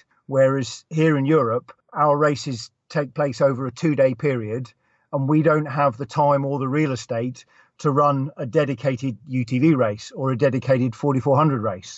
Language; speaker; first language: English; native; English